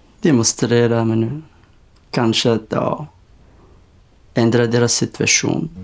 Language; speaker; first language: Swedish; non-native, learner; Persian